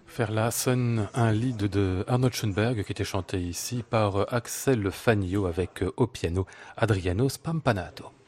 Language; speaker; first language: French; native; French